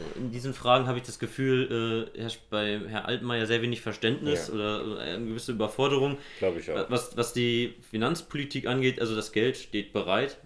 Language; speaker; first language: German; native; German